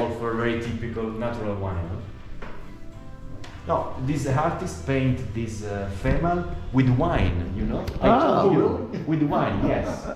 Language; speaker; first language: English; non-native, learner; Italian